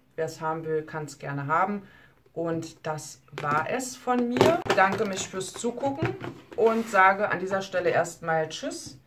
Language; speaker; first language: German; native; German